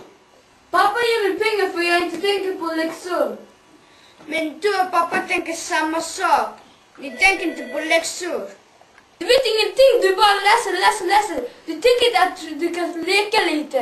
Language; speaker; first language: Swedish; early bilingual, other home language; Somali